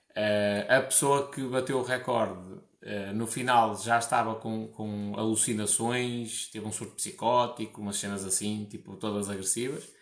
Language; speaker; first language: Portuguese; native; Portuguese